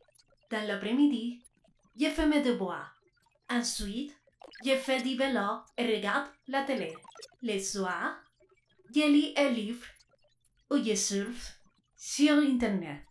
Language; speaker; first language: French; non-native, learner; Spanish